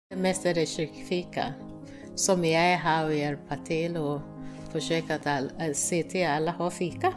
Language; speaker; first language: Swedish; non-native, fluent; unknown